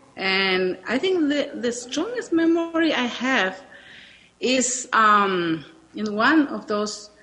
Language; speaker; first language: English; non-native, learner; Spanish